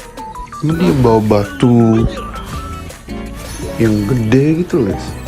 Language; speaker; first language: Indonesian; native; Indonesian